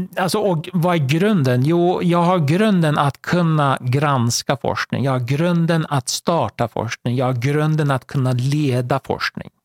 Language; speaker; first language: Swedish; non-native, fluent; Persian